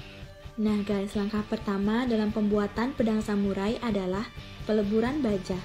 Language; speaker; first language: Indonesian; native; Indonesian